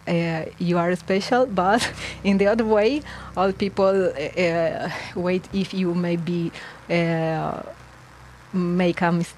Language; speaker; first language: English; non-native, learner; Spanish